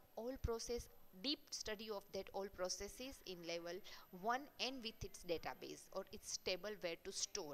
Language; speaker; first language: English; non-native, local second language; Gujarati